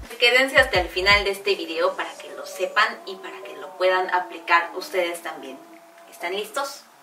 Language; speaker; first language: Spanish; non-native, fluent; Korean